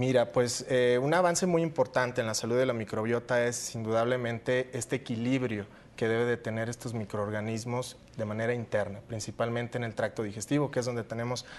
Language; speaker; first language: Spanish; native; Spanish